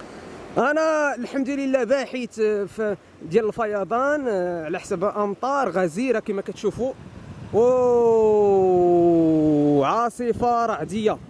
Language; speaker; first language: Arabic; native; Arabic